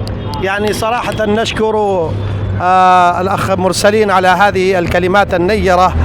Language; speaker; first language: Arabic; non-native, fluent; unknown